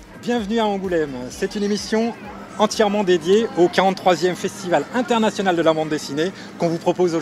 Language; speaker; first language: French; native; French